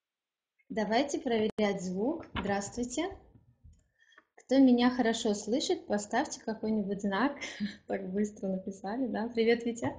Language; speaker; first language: Russian; native; Russian